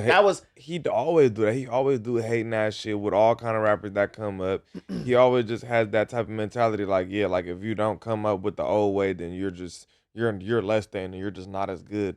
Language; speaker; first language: English; native; English